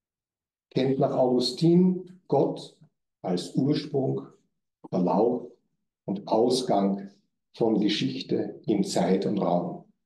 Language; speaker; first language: German; native; German